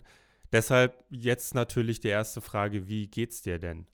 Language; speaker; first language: German; native; German